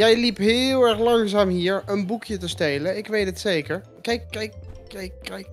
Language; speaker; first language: Dutch; native; Dutch